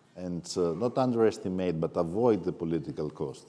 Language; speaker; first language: English; non-native, fluent; Greek